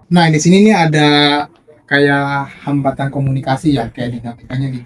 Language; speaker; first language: Indonesian; native; Indonesian